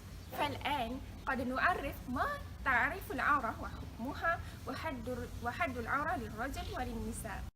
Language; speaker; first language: Arabic; non-native, learner; Malay